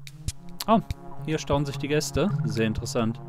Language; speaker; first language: German; native; German